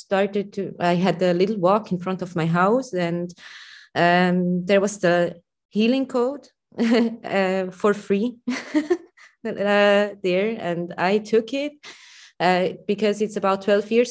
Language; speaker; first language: English; non-native, fluent; German